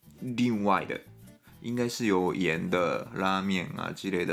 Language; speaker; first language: Chinese; non-native, fluent; Japanese